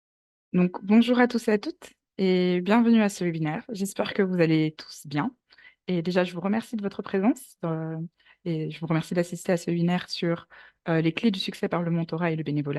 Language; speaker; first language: French; native; French